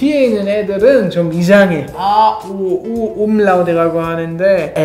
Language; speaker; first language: Korean; non-native, fluent; German